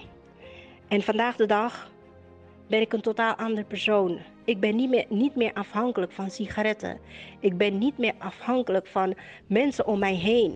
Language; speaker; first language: Dutch; native; Dutch